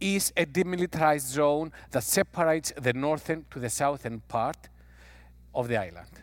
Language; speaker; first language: English; non-native, fluent; Greek